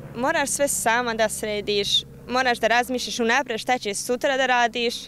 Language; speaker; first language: Croatian; non-native, local second language; Hungarian